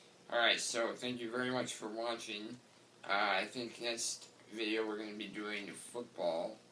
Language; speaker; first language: English; native; English